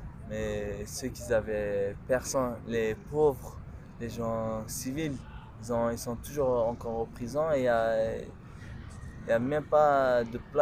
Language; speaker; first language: French; non-native, local second language; Kurdish